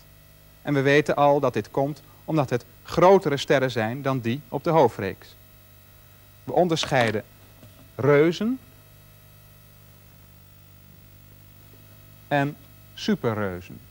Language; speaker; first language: Dutch; native; Dutch